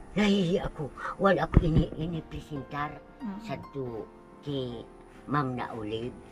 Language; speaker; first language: Filipino; non-native, local second language; Bikol